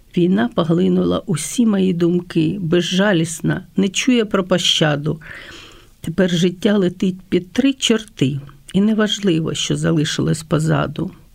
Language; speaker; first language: Ukrainian; non-native, local second language; Russian